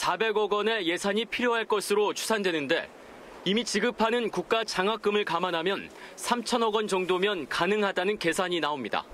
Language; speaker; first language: Korean; native; Korean